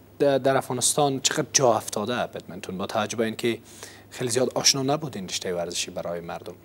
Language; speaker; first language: Persian; native; Persian